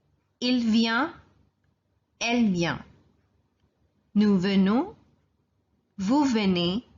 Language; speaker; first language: French; non-native, fluent; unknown